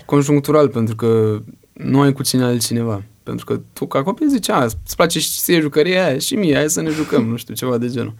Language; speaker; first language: Romanian; early bilingual, heritage; Romanian